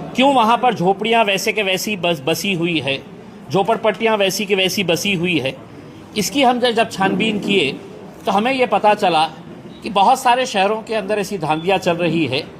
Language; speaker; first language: Hindi; non-native, local second language; Marathi